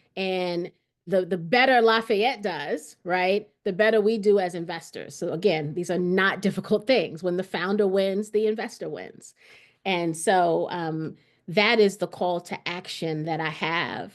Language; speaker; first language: English; native; English